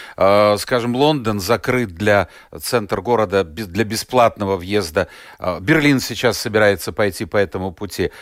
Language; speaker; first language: Russian; native; Russian